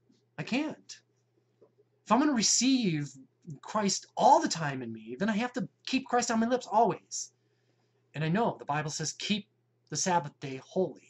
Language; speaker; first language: English; native; English